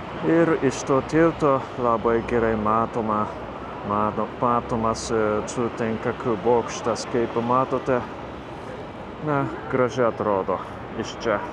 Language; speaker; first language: Lithuanian; non-native, fluent; Japanese